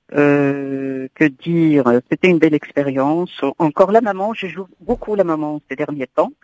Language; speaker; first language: French; non-native, local second language; Arabic